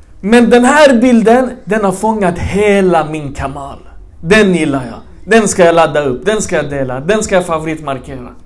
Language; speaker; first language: Swedish; early bilingual, other home language; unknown